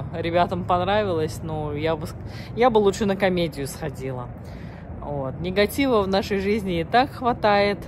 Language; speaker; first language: Russian; native; Russian